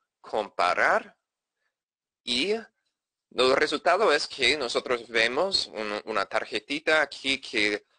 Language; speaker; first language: Spanish; non-native, fluent; English